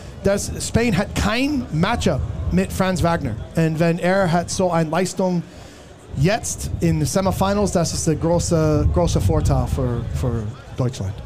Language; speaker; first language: German; non-native, learner; English